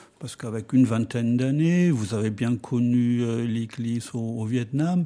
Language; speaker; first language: French; non-native, fluent; German